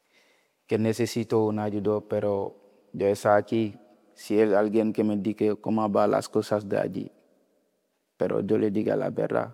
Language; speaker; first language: Spanish; non-native, learner; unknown